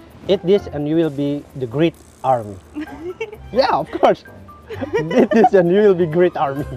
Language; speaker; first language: English; non-native, fluent; Indonesian